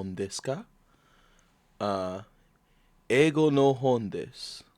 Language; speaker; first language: Japanese; non-native, learner; English